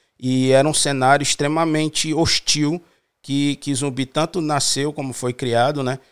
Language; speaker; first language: Portuguese; native; Portuguese